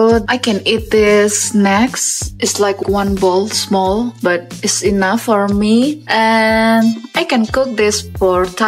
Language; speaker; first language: English; non-native, learner; Indonesian